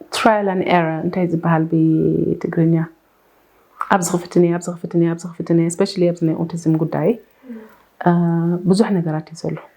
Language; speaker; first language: Tigrinya; early bilingual, heritage; Tigrinya